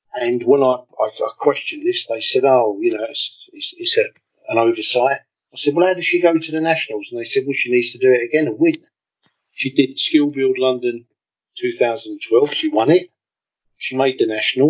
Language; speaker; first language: English; native; English